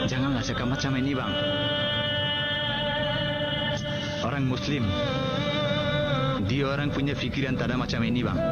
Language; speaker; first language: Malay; non-native, learner; Bangla